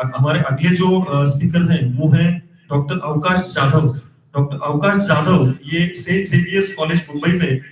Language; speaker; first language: Hindi; non-native, local second language; Marathi